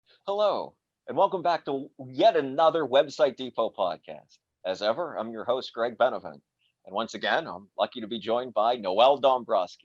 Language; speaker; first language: English; native; English